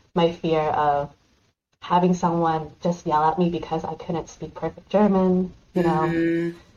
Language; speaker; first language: English; native; English